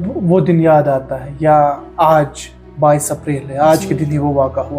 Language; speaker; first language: Hindi; native; Hindi